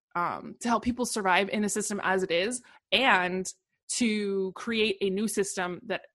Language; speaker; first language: English; native; English